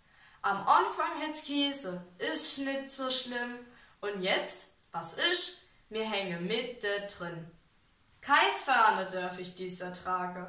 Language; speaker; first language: German; native; German